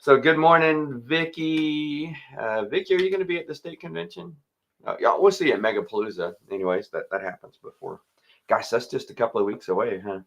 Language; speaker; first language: English; native; English